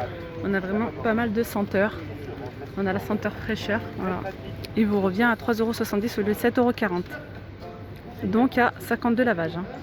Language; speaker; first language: French; native; French